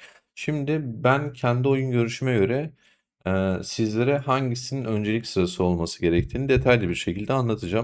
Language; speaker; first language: Turkish; native; Turkish